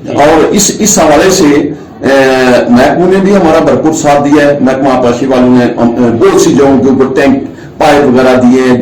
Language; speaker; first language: Urdu; non-native, local second language; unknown